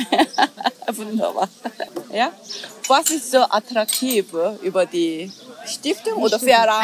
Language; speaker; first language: German; non-native, learner; Korean